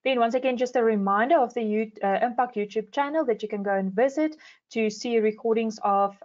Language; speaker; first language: English; non-native, local second language; Afrikaans